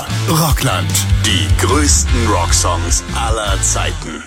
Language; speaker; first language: German; native; German